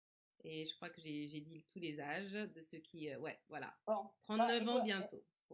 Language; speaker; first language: French; native; French